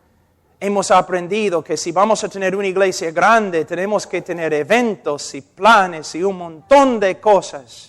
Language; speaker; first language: Spanish; non-native, fluent; English